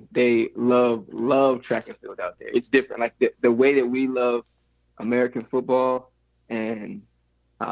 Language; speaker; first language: English; native; English